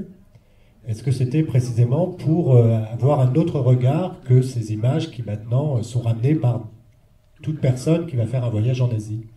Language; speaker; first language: French; native; French